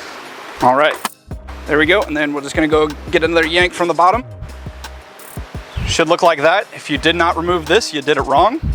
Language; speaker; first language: English; native; English